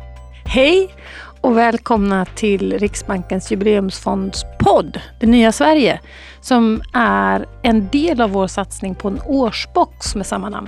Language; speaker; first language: Swedish; native; Swedish